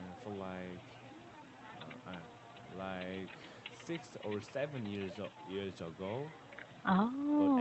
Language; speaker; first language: English; non-native, learner; Korean